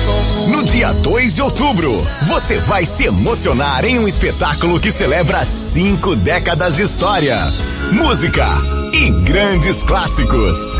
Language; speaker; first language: Portuguese; native; Portuguese